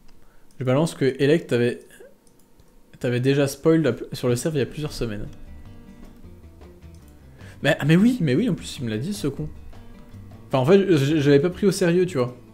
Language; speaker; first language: French; native; French